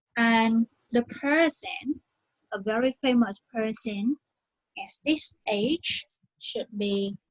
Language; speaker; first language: English; non-native, fluent; Vietnamese